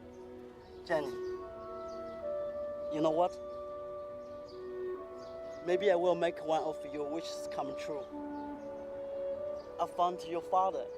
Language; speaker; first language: English; non-native, learner; Chinese